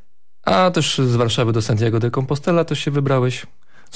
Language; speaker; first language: Polish; native; Polish